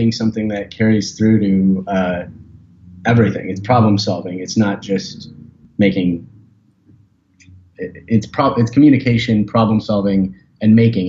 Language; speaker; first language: English; native; English